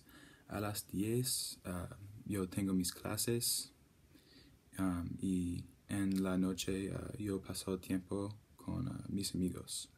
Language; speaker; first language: Spanish; non-native, learner; English